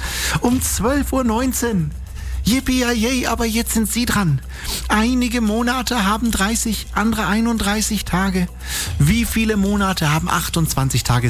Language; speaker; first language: German; native; German